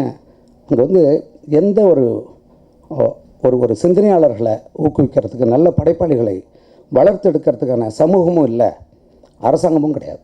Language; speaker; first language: Tamil; native; Tamil